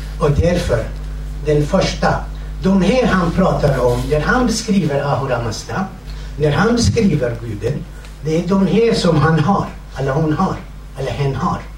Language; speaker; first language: Swedish; non-native, fluent; Kurdish